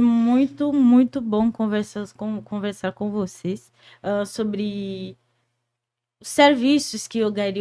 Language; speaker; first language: Portuguese; non-native, fluent; Haitian Creole